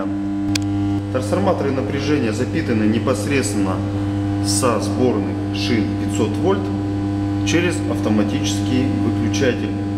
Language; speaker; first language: Russian; native; Russian